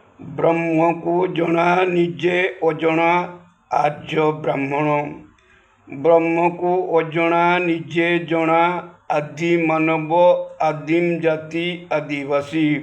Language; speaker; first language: Odia; non-native, local second language; Santali